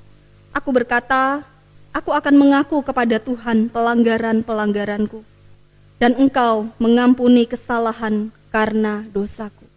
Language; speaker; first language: Indonesian; native; Indonesian